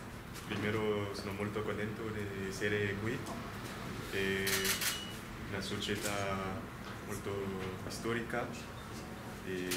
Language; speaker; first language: Italian; non-native, learner; French